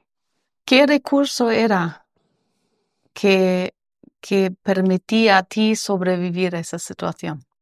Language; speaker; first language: Spanish; non-native, learner; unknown